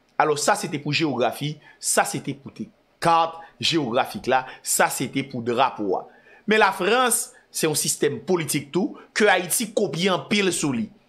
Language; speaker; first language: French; non-native, local second language; Haitian Creole